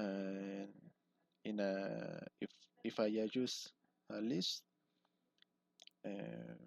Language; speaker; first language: English; non-native, learner; Spanish